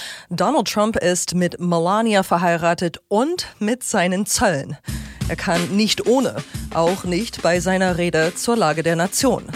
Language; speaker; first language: German; non-native, fluent; English